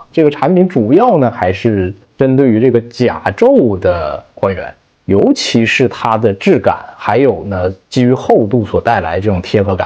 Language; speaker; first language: Chinese; native; Chinese